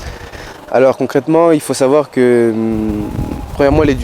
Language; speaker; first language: French; non-native, local second language; Lingala